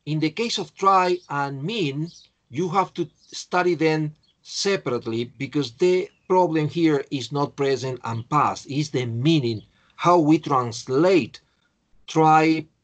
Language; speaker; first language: English; non-native, fluent; Spanish